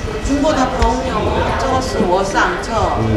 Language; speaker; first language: Chinese; non-native, learner; Korean